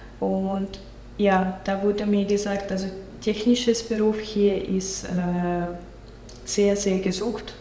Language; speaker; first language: German; non-native, local second language; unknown